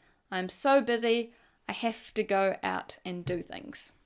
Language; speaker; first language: English; native; English